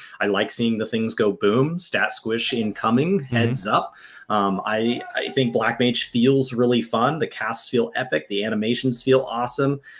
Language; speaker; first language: English; native; English